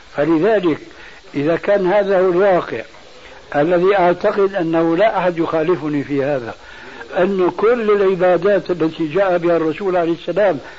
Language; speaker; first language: Arabic; early bilingual, other home language; Albanian